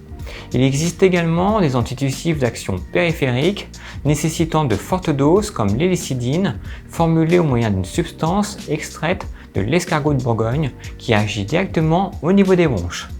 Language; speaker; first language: French; native; French